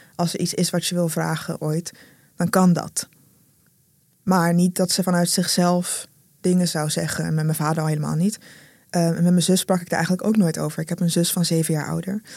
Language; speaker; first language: Dutch; native; Dutch